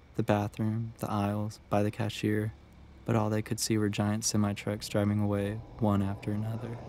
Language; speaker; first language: English; native; English